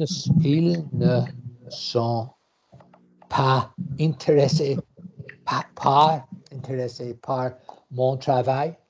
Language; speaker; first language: French; non-native, learner; English